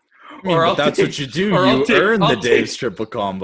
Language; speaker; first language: English; native; English